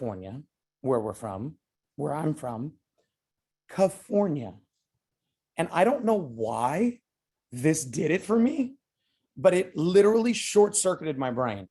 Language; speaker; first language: English; native; English